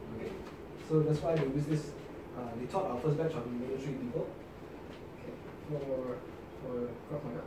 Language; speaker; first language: English; non-native, local second language; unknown